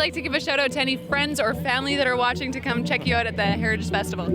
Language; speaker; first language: English; native; English